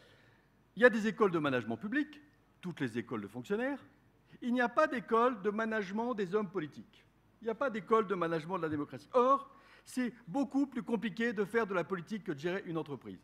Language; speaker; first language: French; native; French